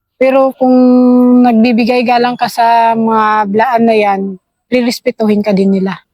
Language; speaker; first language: Filipino; non-native, local second language; Cebuano